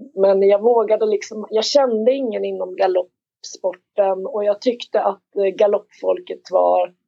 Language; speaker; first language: Swedish; native; Swedish